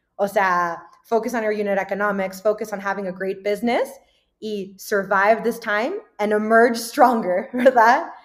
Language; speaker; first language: English; early bilingual, other home language; Spanish